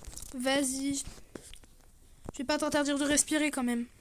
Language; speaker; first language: French; native; French